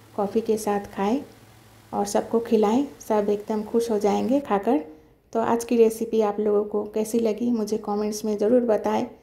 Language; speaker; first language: Hindi; non-native, local second language; Bangla